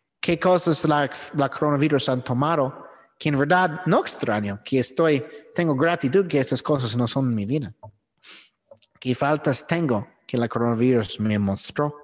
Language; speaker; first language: Spanish; non-native, fluent; English